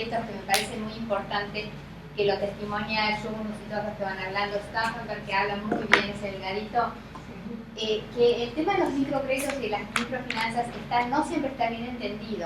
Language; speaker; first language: Spanish; native; Spanish